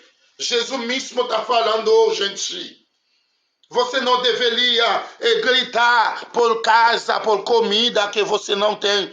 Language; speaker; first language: Portuguese; non-native, learner; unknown